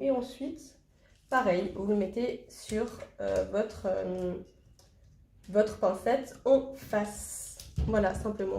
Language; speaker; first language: French; native; French